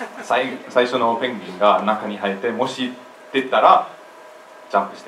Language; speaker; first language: Japanese; non-native, fluent; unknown